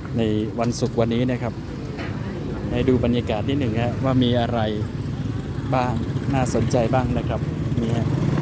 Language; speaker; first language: Thai; native; Thai